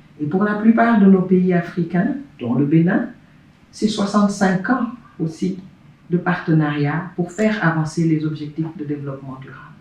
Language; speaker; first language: French; non-native, local second language; Wolof